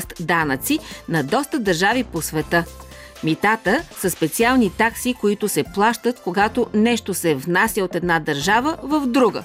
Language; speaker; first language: Bulgarian; native; Bulgarian